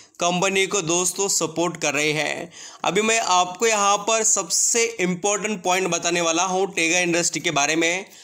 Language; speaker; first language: Hindi; native; Hindi